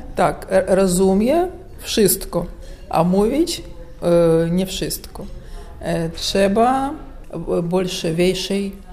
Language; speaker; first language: Polish; non-native, learner; Ukrainian